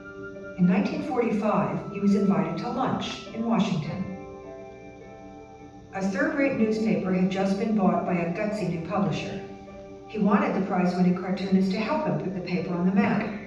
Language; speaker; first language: English; native; English